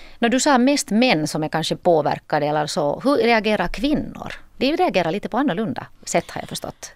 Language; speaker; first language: Swedish; native; Swedish